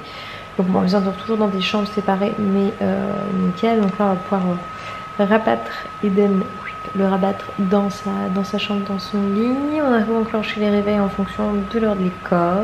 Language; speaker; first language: French; native; French